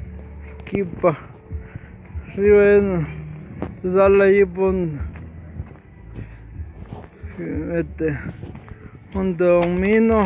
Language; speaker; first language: Spanish; non-native, local second language; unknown